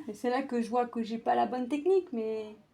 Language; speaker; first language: French; native; French